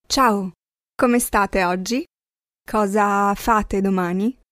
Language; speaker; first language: Italian; non-native, fluent; Arabic